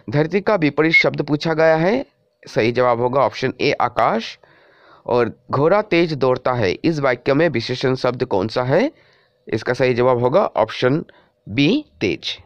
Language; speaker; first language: Hindi; non-native, local second language; Assamese